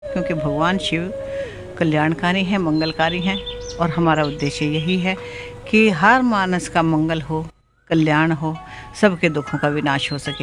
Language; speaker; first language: Hindi; native; Hindi